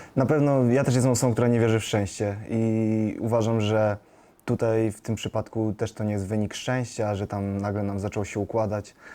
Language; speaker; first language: Polish; native; Polish